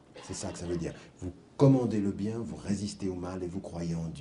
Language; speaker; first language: French; native; French